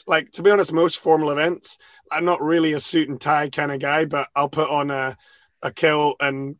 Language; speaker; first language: English; native; English